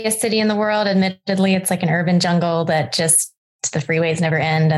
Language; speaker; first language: English; native; English